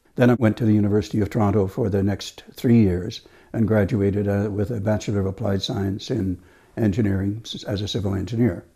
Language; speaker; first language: English; native; English